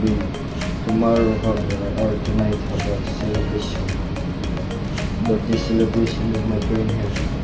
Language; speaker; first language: English; non-native, local second language; Filipino